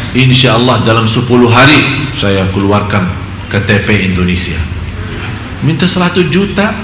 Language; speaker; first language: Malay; non-native, fluent; Arabic